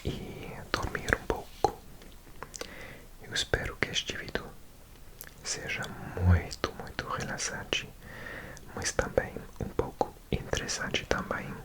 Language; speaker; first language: Portuguese; non-native, learner; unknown